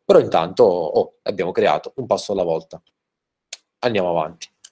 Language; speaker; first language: Italian; native; Italian